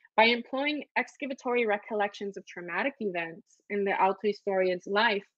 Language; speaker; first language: English; early bilingual, other home language; Spanish